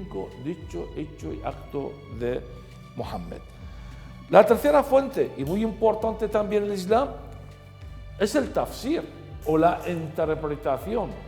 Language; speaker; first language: Spanish; non-native, fluent; Arabic